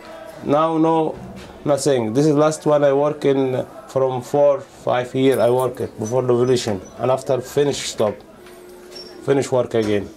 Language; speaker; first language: English; non-native, learner; Arabic